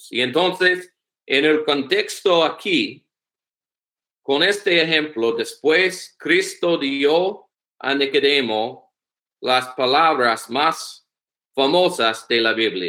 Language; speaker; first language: Spanish; non-native, learner; English